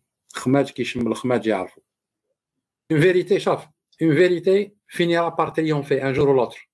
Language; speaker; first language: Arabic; native; Arabic